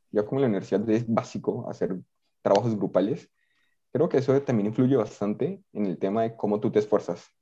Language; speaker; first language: Spanish; native; Spanish